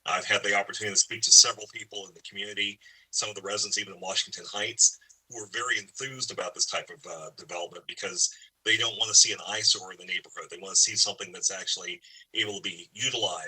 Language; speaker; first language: English; native; English